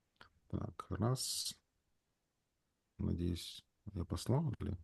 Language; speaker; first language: Russian; native; Russian